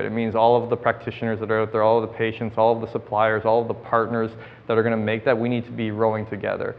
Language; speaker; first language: English; native; English